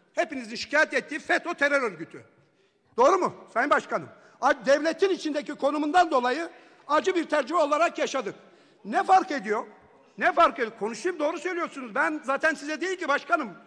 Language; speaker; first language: Turkish; native; Turkish